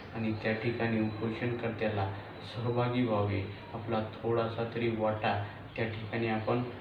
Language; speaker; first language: Marathi; non-native, local second language; Lambadi